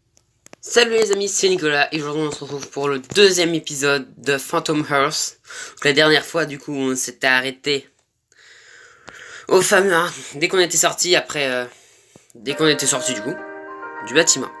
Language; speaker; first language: French; native; French